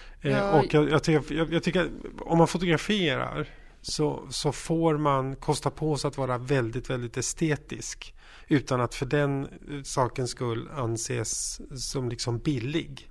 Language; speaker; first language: Swedish; native; Swedish